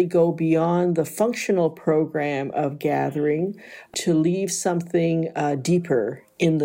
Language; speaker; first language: English; native; English